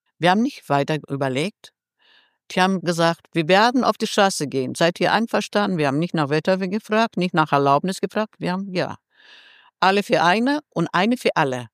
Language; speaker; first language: German; non-native, fluent; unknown